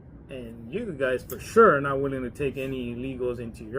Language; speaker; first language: English; native; English